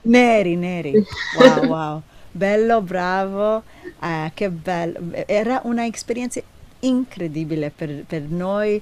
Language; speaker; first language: Italian; non-native, learner; Hebrew